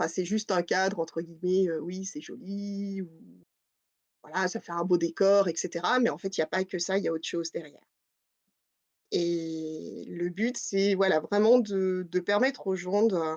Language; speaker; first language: French; native; French